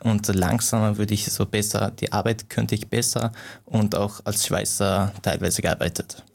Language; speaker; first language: German; non-native, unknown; Persian